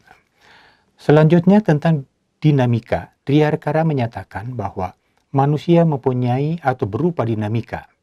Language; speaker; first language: Indonesian; native; Indonesian